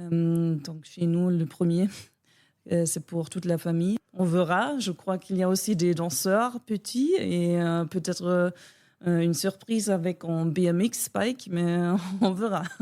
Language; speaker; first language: French; non-native, learner; German